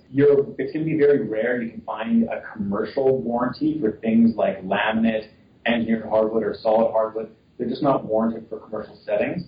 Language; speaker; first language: English; native; English